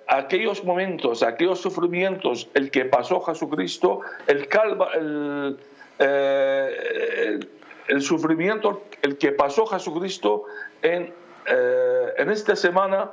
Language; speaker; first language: Spanish; non-native, fluent; Aramaic